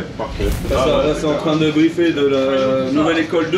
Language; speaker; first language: French; native; French